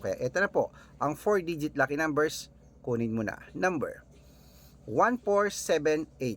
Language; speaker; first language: Filipino; native; Filipino